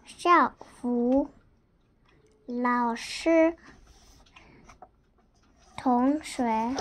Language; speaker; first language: Chinese; non-native, learner; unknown